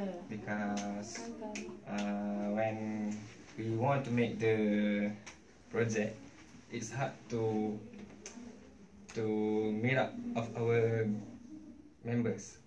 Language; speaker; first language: English; non-native, learner; Malay